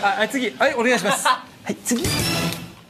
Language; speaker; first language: Japanese; native; Japanese